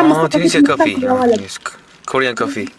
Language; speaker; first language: English; non-native, learner; Korean